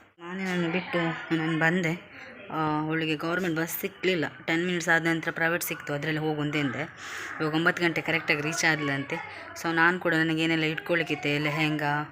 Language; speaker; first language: Kannada; native; Kannada